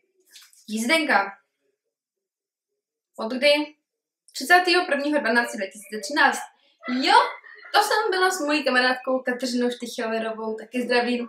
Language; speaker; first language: Czech; early bilingual, heritage; Czech